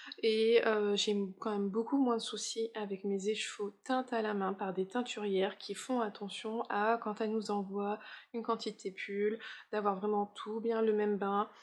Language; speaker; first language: French; native; French